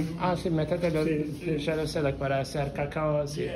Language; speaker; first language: Spanish; non-native, learner; Turkish